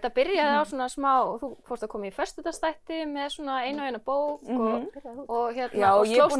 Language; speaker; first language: Icelandic; native; Icelandic